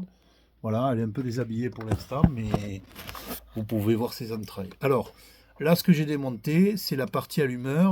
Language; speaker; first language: French; native; French